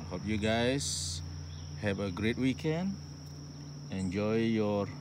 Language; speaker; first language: English; non-native, learner; Indonesian